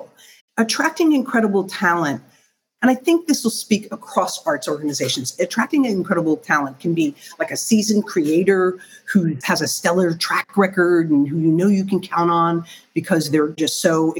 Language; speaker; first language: English; native; English